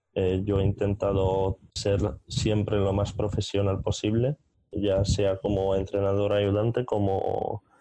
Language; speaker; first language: Spanish; non-native, fluent; Hungarian